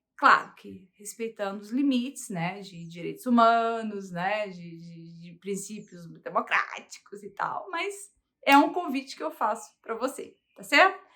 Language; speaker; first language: Portuguese; early bilingual, heritage; Portuguese